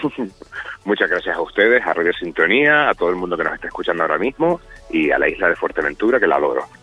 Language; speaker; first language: Spanish; native; Spanish